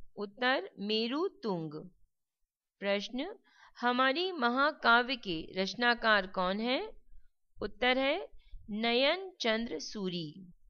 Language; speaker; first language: Hindi; native; Hindi